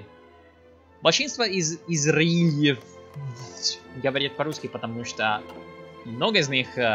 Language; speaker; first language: Russian; non-native, learner; English